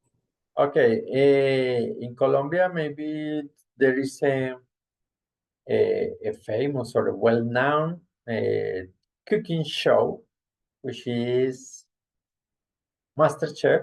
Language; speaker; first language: English; non-native, fluent; Spanish